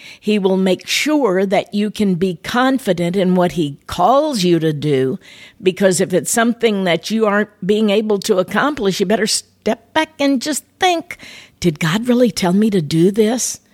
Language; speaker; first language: English; native; English